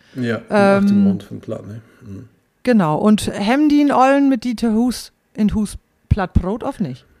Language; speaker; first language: German; native; German